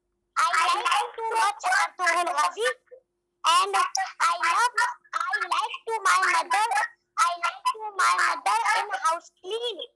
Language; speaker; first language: English; non-native, learner; Hindi